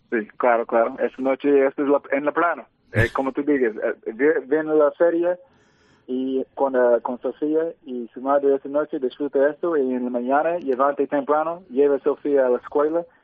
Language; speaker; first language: Spanish; early bilingual, heritage; English